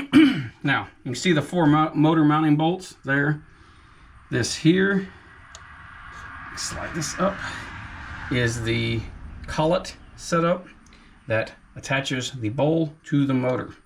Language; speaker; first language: English; native; English